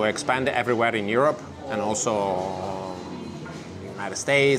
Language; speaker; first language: English; non-native, fluent; Italian